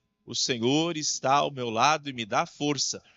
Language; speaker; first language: Portuguese; native; Portuguese